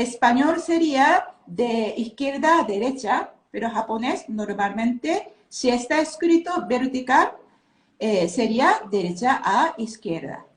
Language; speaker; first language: Spanish; non-native, learner; Japanese